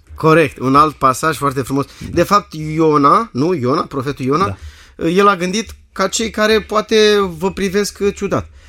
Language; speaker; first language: Romanian; native; Romanian